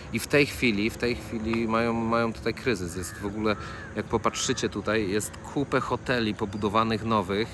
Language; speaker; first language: Polish; native; Polish